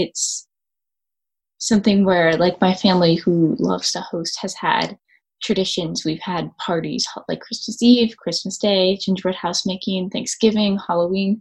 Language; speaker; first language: English; native; English